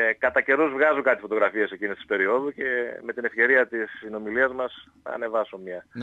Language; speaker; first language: Greek; native; Greek